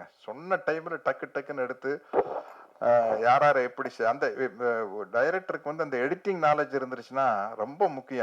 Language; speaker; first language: Tamil; native; Tamil